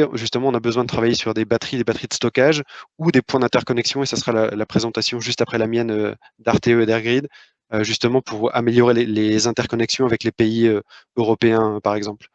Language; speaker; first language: French; native; French